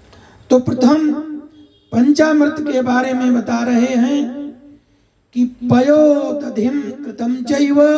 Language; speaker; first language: Hindi; native; Hindi